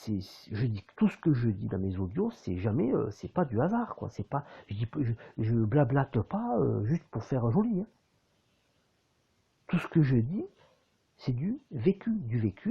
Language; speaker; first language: French; native; French